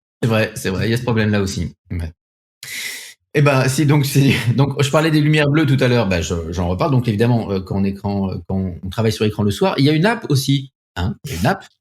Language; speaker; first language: French; native; French